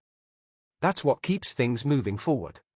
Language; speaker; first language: English; native; English